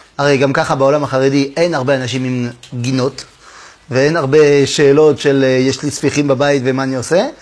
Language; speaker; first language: Hebrew; non-native, fluent; French